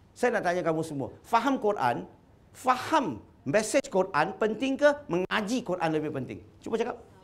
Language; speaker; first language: Malay; non-native, local second language; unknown